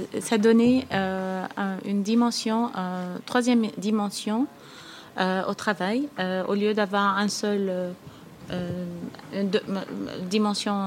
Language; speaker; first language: French; non-native, fluent; Arabic